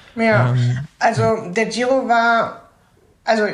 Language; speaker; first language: German; native; German